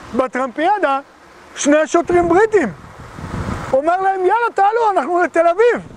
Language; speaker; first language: Hebrew; native; Hebrew